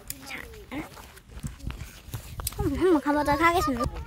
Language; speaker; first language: Korean; native; Korean